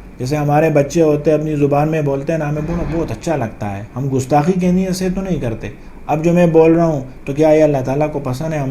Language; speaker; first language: Urdu; non-native, local second language; Pashto